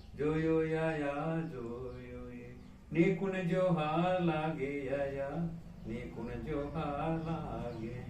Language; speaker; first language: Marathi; non-native, local second language; Gondi